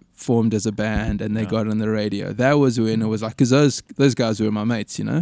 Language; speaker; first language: English; native; English